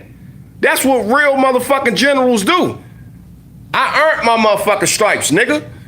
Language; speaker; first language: English; native; English